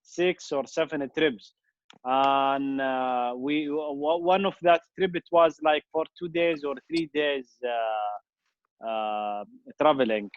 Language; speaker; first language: English; non-native, fluent; Arabic